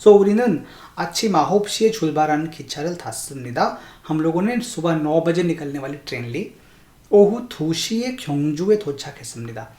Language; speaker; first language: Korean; non-native, fluent; Hindi